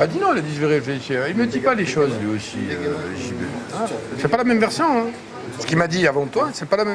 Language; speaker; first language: French; native; French